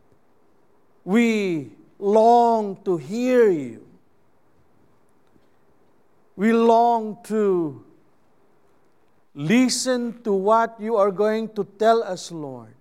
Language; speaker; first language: English; non-native, local second language; Cebuano